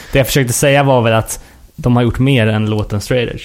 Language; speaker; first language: Swedish; native; Swedish